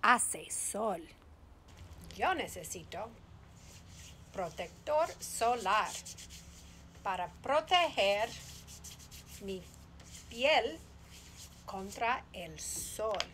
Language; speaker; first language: Spanish; non-native, fluent; English